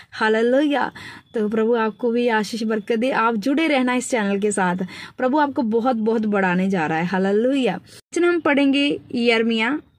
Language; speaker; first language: Hindi; non-native, local second language; Punjabi